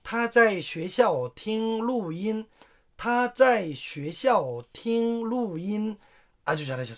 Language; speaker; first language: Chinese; non-native, fluent; Korean